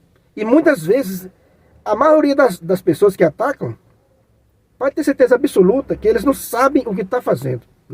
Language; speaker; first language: Portuguese; native; Portuguese